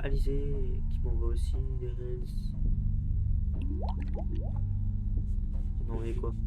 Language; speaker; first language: French; native; French